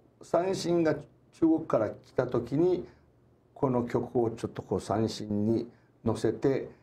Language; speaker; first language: Japanese; early bilingual, heritage; English